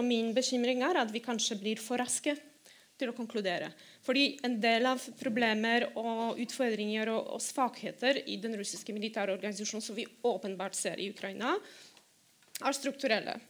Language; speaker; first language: Norwegian; non-native, fluent; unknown